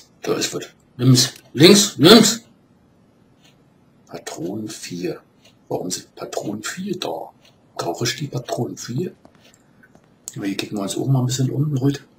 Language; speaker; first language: German; native; German